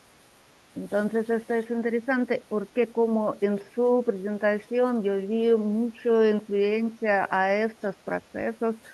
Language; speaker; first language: Spanish; non-native, learner; Russian